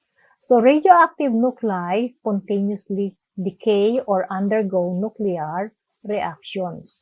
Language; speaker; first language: English; non-native, local second language; Filipino